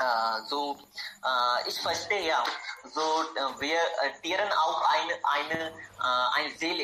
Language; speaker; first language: German; non-native, learner; Hindi